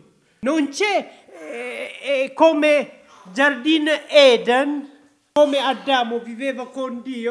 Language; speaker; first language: Italian; non-native, learner; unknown